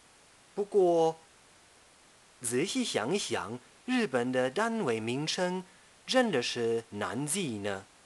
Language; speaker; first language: Chinese; non-native, fluent; German